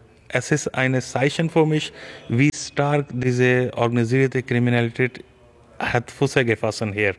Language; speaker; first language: German; non-native, learner; Urdu